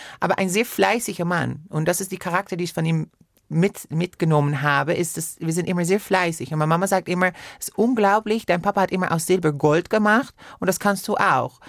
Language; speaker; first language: German; non-native, fluent; Persian